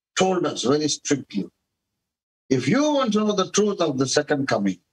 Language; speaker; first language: English; non-native, local second language; Telugu